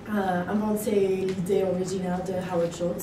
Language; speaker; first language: French; non-native, learner; English